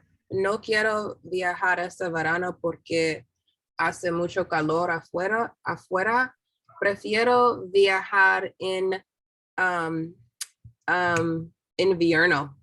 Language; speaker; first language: Spanish; non-native, learner; English